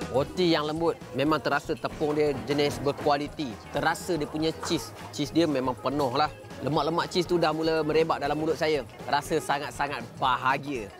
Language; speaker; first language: Malay; native; Malay